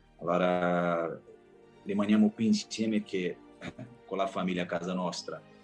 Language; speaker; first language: Italian; non-native, fluent; Portuguese